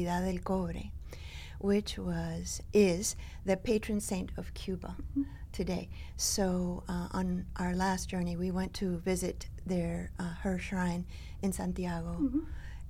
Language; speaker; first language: English; early bilingual, other home language; Spanish